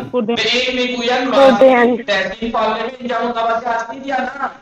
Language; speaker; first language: Persian; non-native, fluent; Urdu